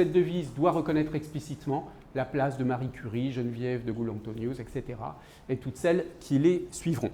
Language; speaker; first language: French; native; French